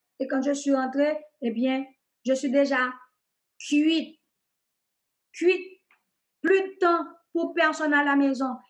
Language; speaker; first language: French; non-native, local second language; Haitian Creole